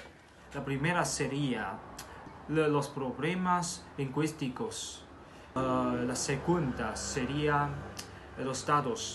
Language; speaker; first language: Spanish; non-native, fluent; Chinese